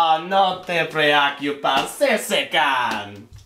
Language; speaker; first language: Spanish; non-native, learner; English